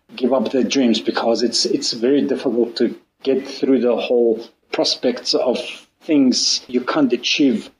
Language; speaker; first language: English; non-native, learner; Mongolian